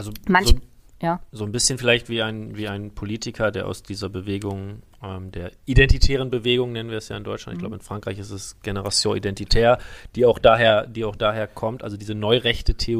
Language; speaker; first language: German; native; German